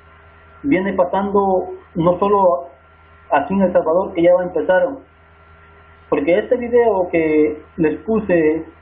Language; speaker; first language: Spanish; native; Spanish